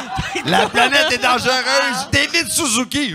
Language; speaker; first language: French; native; French